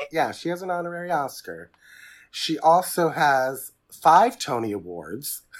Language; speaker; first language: English; native; English